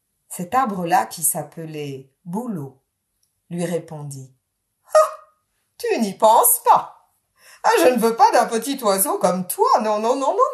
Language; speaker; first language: French; native; French